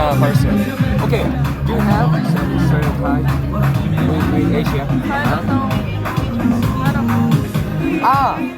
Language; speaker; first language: English; non-native, learner; Korean